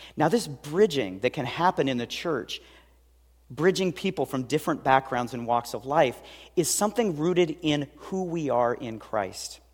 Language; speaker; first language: English; native; English